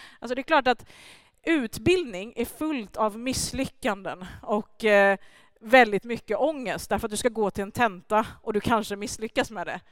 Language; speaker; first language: Swedish; early bilingual, other home language; Persian